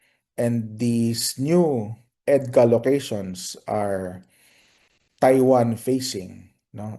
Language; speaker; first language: English; non-native, local second language; Filipino